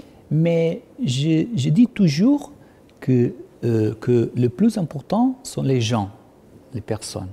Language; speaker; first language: French; non-native, fluent; Portuguese